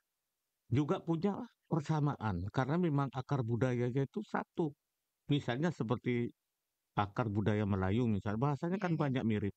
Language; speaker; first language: Indonesian; non-native, local second language; Madurese